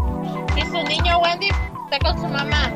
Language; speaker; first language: Spanish; native; Spanish